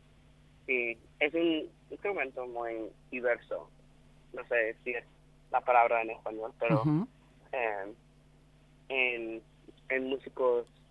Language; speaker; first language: Spanish; non-native, learner; English